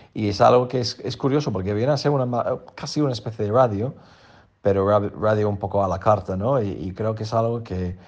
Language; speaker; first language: Spanish; non-native, fluent; English